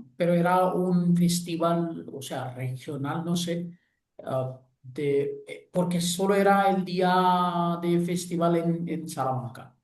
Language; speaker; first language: Spanish; non-native, fluent; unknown